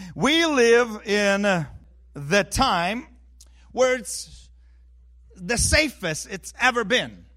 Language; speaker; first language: English; early bilingual, other home language; Ukrainian